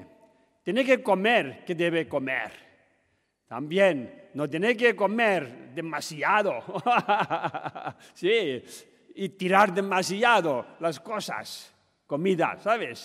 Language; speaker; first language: Spanish; non-native, learner; Tibetan